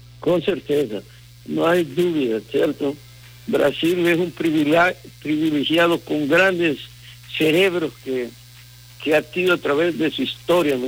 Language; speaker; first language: Portuguese; non-native, fluent; Spanish